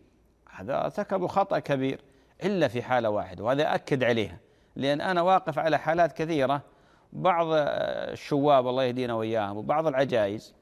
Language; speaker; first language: Arabic; native; Arabic